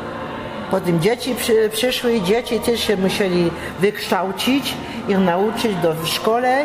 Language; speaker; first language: Polish; early bilingual, heritage; Polish